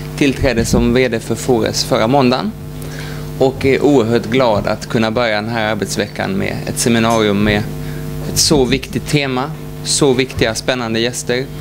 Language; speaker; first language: Swedish; early bilingual, other home language; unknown